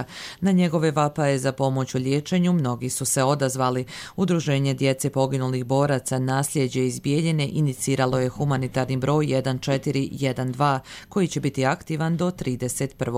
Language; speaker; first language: Serbian; native; Serbian